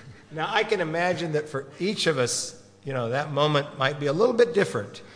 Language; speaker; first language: English; native; English